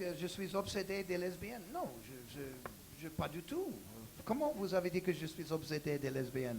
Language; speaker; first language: French; non-native, learner; English